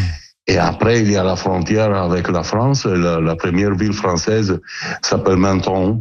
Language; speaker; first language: French; non-native, learner; Italian